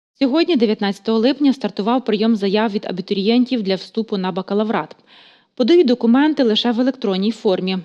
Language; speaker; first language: Ukrainian; native; Ukrainian